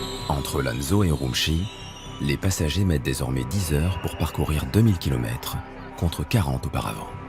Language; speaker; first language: French; native; French